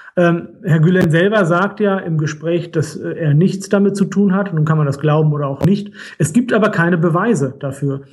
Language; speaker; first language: German; native; German